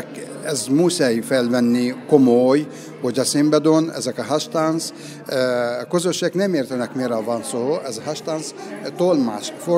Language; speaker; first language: Hungarian; non-native, learner; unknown